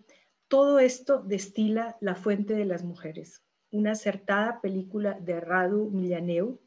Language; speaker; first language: Spanish; native; Spanish